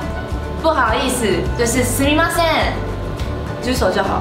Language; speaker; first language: Chinese; non-native, fluent; Japanese